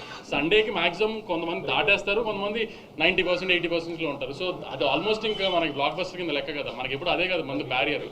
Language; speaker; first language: Telugu; native; Telugu